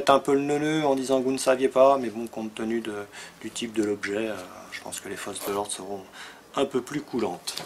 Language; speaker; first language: French; native; French